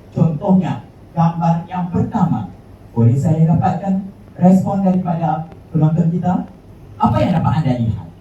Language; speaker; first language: Malay; native; Malay